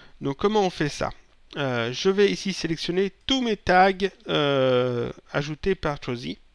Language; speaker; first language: French; native; French